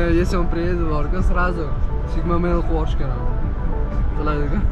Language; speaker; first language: Russian; non-native, fluent; Uzbek